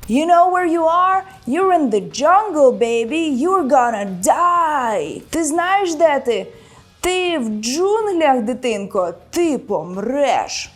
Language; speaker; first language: Ukrainian; non-native, local second language; Russian